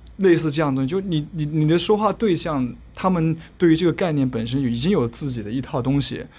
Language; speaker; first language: Chinese; native; Chinese